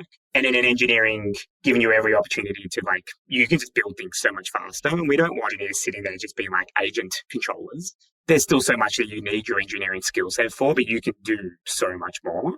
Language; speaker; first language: English; native; English